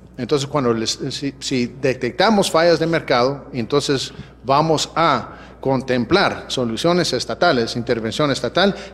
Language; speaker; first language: Spanish; early bilingual, heritage; Spanish